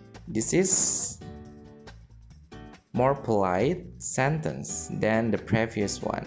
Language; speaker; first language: English; non-native, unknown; Indonesian